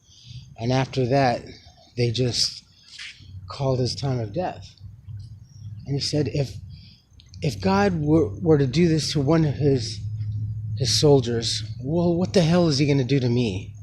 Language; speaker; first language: English; native; English